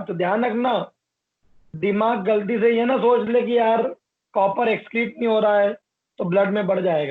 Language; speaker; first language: Hindi; native; Hindi